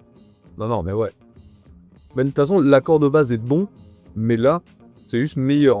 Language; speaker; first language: French; native; French